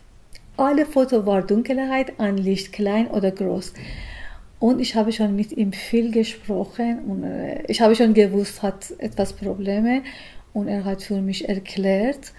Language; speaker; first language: German; non-native, learner; Persian